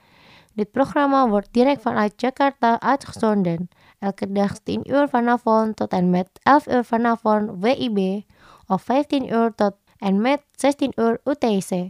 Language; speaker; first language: Dutch; non-native, fluent; Indonesian